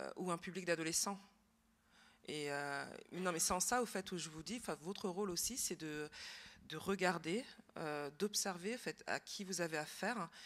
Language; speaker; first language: French; native; French